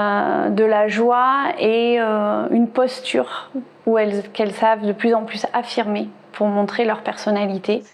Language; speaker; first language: French; native; French